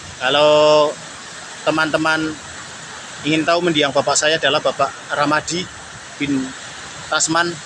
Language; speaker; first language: Indonesian; non-native, local second language; Javanese